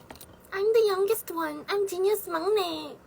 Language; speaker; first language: English; non-native, fluent; Italian